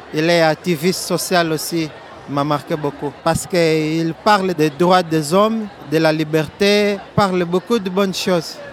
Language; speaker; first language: French; non-native, learner; Portuguese